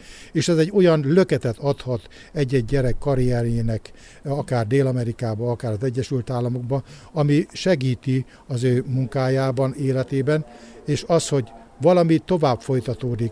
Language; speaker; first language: Hungarian; native; Hungarian